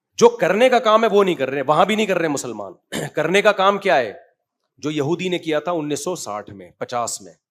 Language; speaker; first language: Urdu; native; Urdu